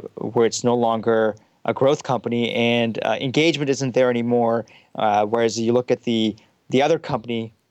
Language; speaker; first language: English; early bilingual, heritage; German